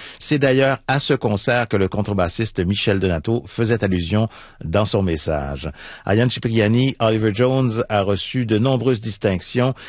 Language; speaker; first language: French; native; French